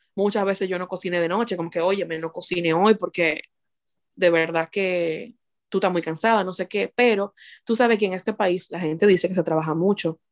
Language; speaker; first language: Spanish; native; Spanish